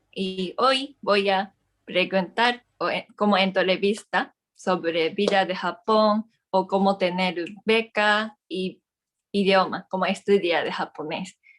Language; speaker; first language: Spanish; non-native, learner; Japanese